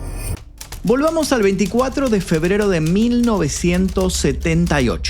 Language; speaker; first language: Spanish; native; Spanish